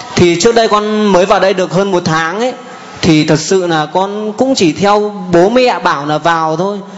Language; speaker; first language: Vietnamese; native; Vietnamese